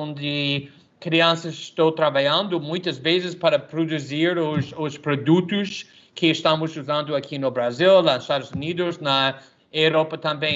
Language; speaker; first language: Portuguese; non-native, fluent; English